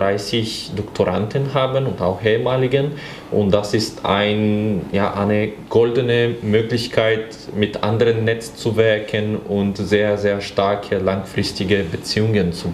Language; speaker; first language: German; non-native, fluent; Bulgarian